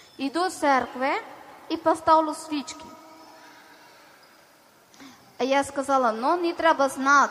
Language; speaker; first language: Ukrainian; non-native, learner; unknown